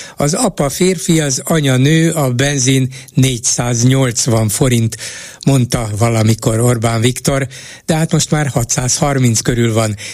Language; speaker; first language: Hungarian; native; Hungarian